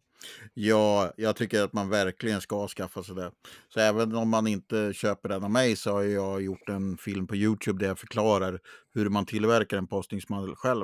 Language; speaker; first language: Swedish; native; Swedish